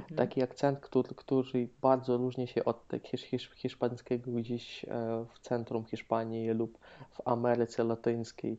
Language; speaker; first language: Polish; non-native, fluent; Ukrainian